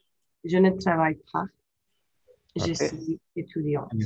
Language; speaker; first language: French; non-native, learner; English